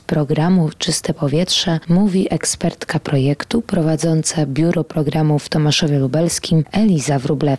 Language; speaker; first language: Polish; native; Polish